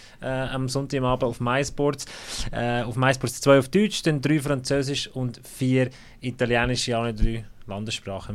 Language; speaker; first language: German; native; German